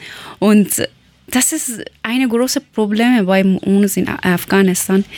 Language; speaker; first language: German; non-native, learner; Persian